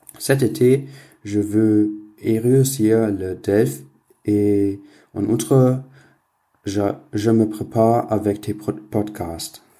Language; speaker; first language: French; non-native, learner; German